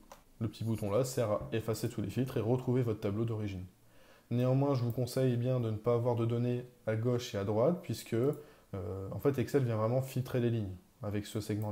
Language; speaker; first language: French; native; French